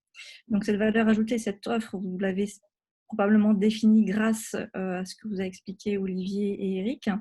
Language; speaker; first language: French; native; French